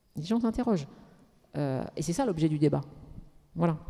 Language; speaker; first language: French; native; French